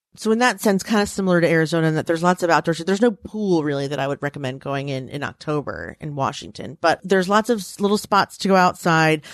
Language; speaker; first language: English; native; English